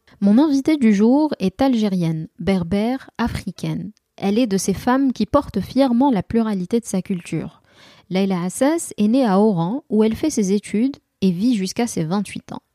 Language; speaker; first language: French; non-native, local second language; Arabic